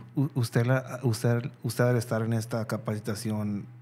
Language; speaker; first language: Spanish; native; Spanish